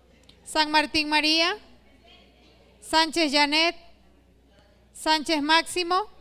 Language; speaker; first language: Spanish; native; Spanish